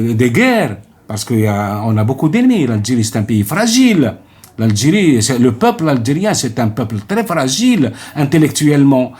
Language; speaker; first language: French; non-native, local second language; Arabic